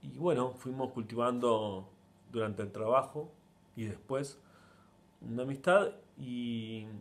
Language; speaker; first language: Spanish; native; Spanish